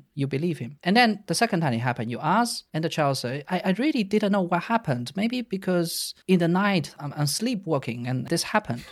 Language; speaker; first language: English; non-native, fluent; Chinese